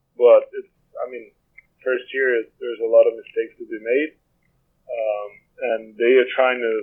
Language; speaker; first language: English; non-native, fluent; Portuguese